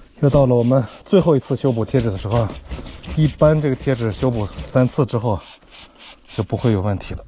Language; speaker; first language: Chinese; native; Chinese